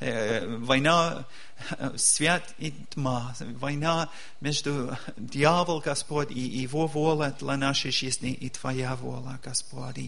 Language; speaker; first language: Russian; non-native, learner; English